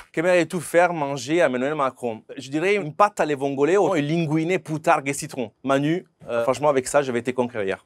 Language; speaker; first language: French; non-native, fluent; Italian